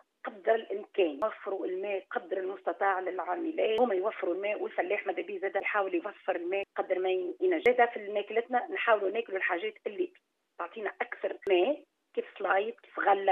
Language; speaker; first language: Arabic; native; Arabic